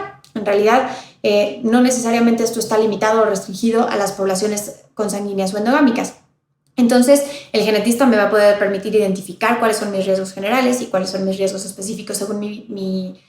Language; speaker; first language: Spanish; native; Spanish